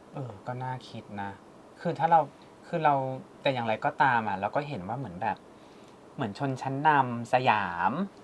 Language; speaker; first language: Thai; native; Thai